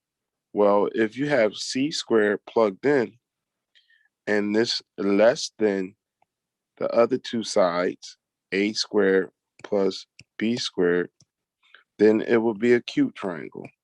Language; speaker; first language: English; native; English